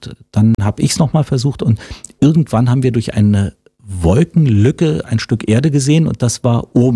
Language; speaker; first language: German; native; German